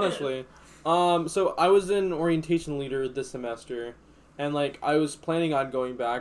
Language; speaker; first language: English; native; English